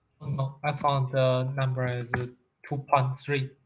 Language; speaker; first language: English; non-native, learner; Chinese